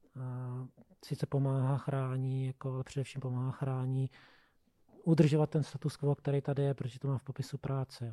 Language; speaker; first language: Czech; native; Czech